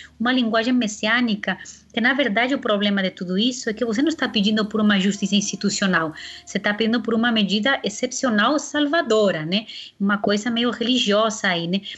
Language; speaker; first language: Portuguese; non-native, fluent; Spanish